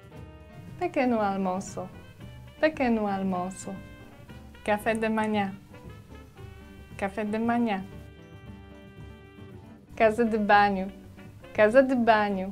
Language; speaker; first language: Portuguese; non-native, fluent; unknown